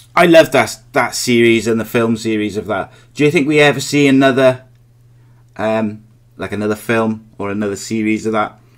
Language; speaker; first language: English; native; English